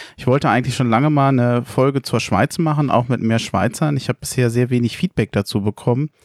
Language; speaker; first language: German; native; German